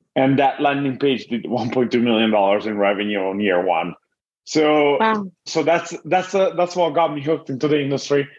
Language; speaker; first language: English; non-native, fluent; Italian